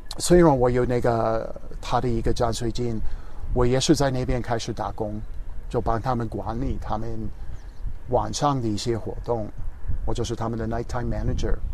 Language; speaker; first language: Chinese; non-native, fluent; English